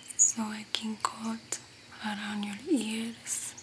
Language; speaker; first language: English; non-native, fluent; Spanish